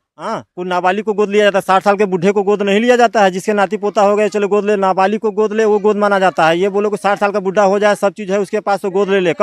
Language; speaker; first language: Hindi; native; Hindi